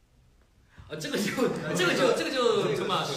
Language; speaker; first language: Chinese; native; Chinese